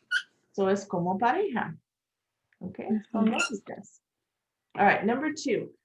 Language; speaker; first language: Spanish; non-native, learner; English